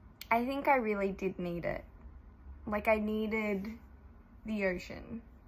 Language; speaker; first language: English; early bilingual, other home language; Korean